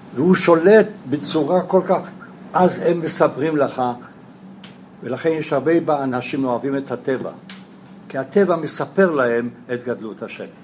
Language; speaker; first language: Hebrew; non-native, fluent; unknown